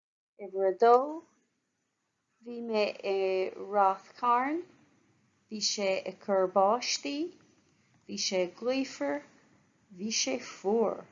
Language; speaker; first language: Irish; non-native, local second language; English